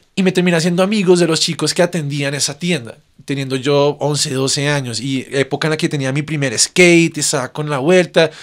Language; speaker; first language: Spanish; native; Spanish